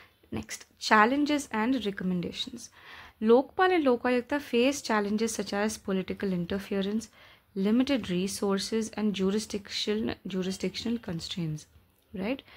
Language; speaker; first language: English; non-native, local second language; Telugu